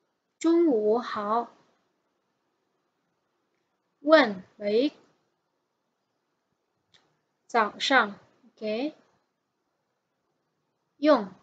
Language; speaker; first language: Chinese; non-native, fluent; Indonesian